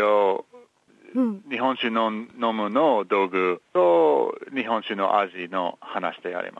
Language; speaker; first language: Japanese; non-native, learner; English